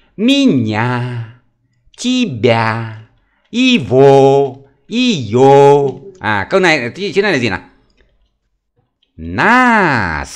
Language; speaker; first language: Vietnamese; native; Vietnamese